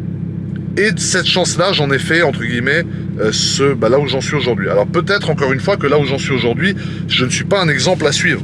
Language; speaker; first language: French; native; French